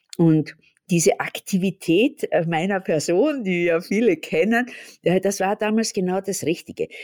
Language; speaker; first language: German; native; German